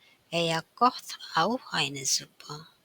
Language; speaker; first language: German; non-native, fluent; Indonesian